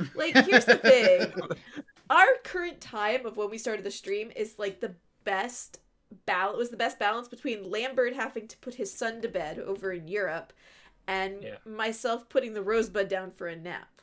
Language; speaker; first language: English; native; English